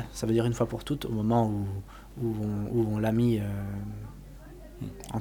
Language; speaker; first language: French; native; French